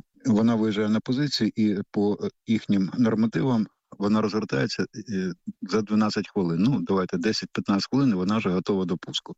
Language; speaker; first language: Ukrainian; native; Ukrainian